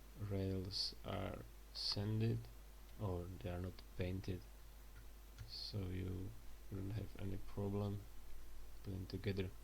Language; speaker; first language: English; non-native, fluent; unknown